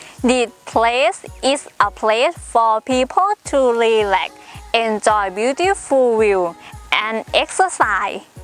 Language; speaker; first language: English; non-native, learner; Thai